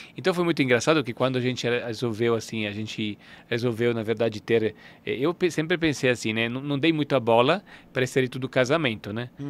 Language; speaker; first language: Portuguese; non-native, fluent; Italian